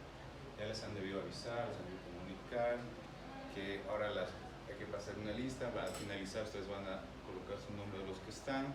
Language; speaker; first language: Spanish; native; Spanish